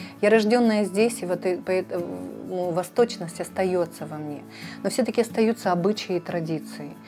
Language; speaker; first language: Russian; native; Russian